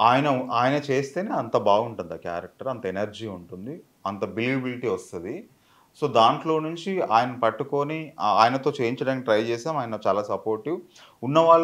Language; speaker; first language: Telugu; native; Telugu